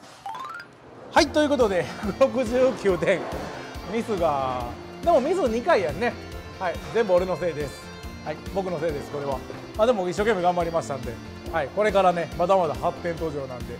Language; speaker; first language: Japanese; native; Japanese